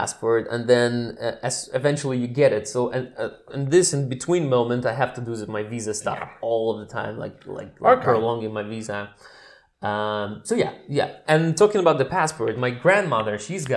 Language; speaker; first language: English; non-native, fluent; Russian